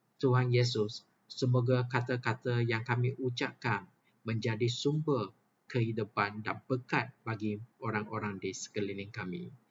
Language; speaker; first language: Malay; non-native, local second language; Chinese